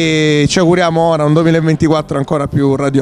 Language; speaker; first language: Italian; native; Italian